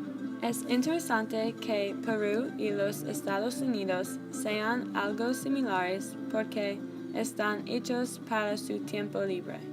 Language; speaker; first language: Spanish; non-native, learner; English